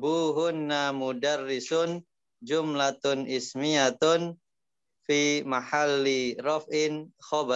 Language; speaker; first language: Arabic; non-native, learner; Indonesian